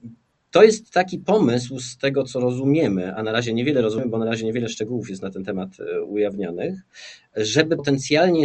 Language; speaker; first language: Polish; native; Polish